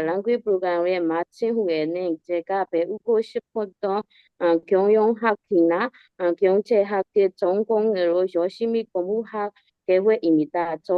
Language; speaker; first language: Korean; non-native, learner; Burmese